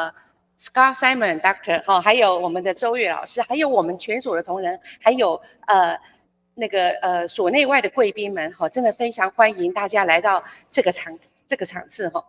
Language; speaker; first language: Chinese; native; Chinese